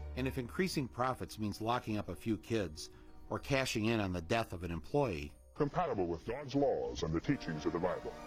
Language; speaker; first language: English; native; English